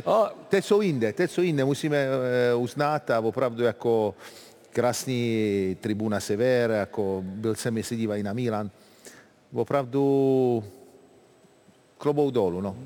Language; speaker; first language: Czech; non-native, fluent; Italian